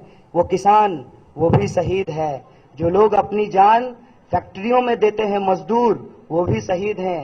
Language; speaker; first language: Hindi; native; Hindi